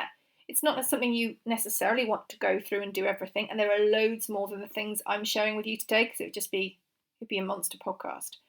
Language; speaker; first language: English; native; English